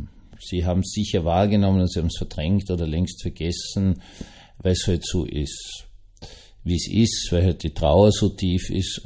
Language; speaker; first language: German; native; German